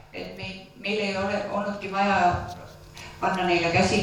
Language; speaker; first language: Finnish; non-native, learner; Estonian